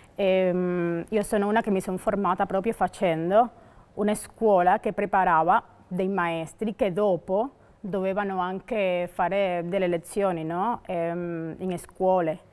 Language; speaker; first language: Italian; non-native, fluent; Spanish